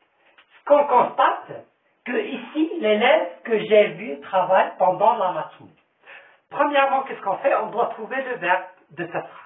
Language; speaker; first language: French; non-native, local second language; Arabic